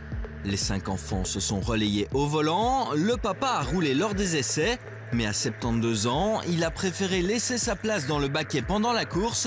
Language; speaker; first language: French; native; French